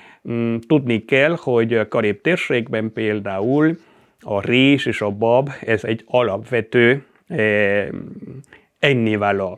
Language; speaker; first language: Hungarian; non-native, fluent; Spanish